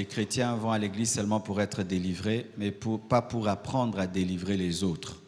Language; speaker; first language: French; non-native, local second language; Lingala